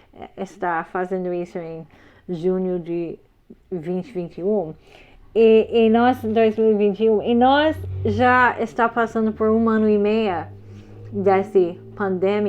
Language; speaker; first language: Portuguese; non-native, fluent; English